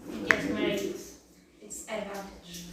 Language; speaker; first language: English; non-native, learner; Turkish